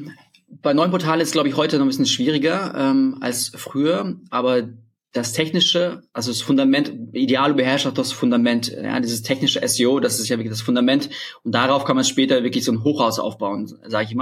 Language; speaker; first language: German; early bilingual, other home language; Russian